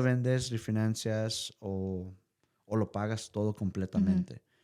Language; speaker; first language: Spanish; early bilingual, heritage; Spanish